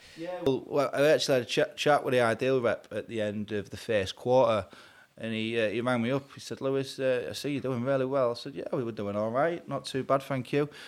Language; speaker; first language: English; native; English